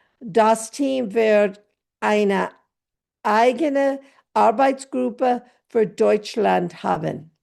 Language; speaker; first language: German; non-native, fluent; English